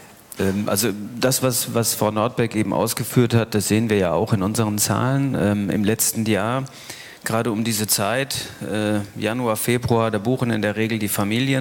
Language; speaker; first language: German; native; German